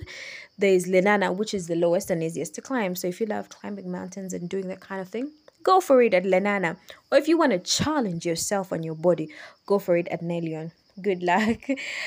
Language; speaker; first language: English; non-native, local second language; Ganda